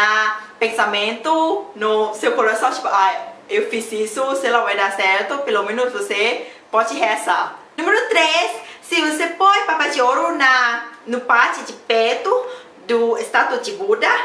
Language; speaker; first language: Portuguese; non-native, learner; Thai